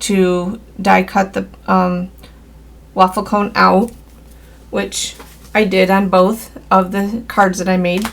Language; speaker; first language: English; native; English